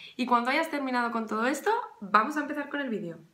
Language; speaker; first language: Spanish; native; Spanish